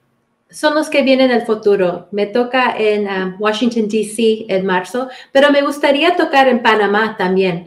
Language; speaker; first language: Spanish; early bilingual, heritage; Spanish